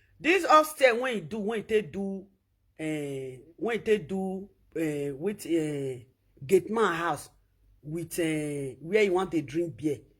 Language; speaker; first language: Nigerian Pidgin; native; Nigerian Pidgin